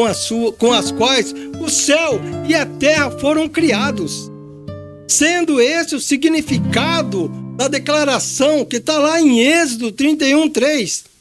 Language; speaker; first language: Portuguese; native; Portuguese